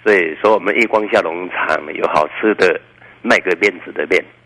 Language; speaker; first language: Chinese; native; Chinese